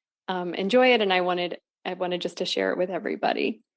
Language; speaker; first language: English; native; English